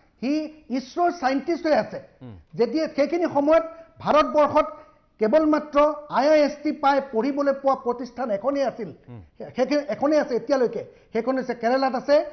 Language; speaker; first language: Assamese; native; Assamese